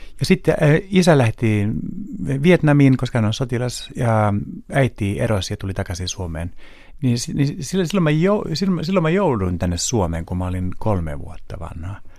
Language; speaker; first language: Finnish; non-native, local second language; Swedish